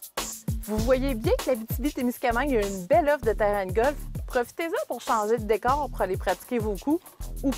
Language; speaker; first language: French; native; French